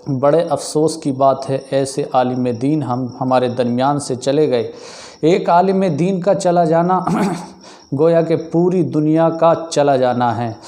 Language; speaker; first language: Urdu; native; Urdu